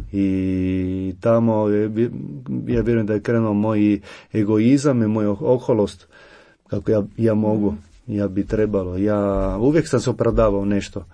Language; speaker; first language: Croatian; non-native, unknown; Italian